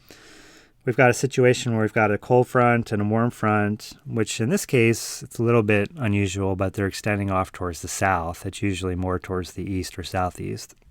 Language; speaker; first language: English; native; English